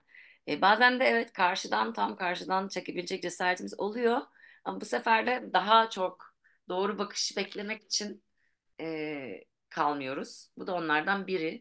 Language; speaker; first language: Turkish; native; Turkish